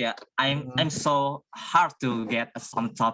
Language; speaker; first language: English; non-native, learner; Indonesian